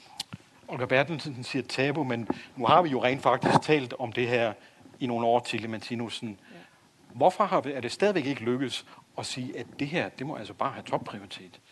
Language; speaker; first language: Danish; native; Danish